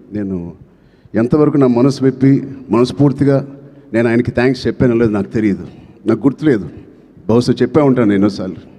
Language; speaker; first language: Telugu; native; Telugu